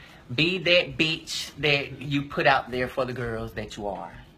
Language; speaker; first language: English; native; English